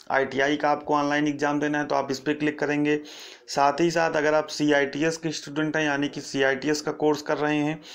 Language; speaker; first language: Hindi; native; Hindi